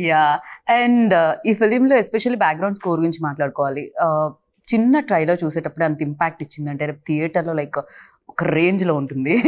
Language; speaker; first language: Telugu; native; Telugu